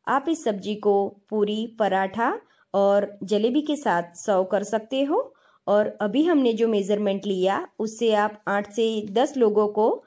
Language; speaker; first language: Hindi; non-native, local second language; Gujarati